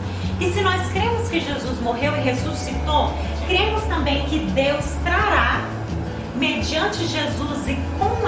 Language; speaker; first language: Portuguese; native; Portuguese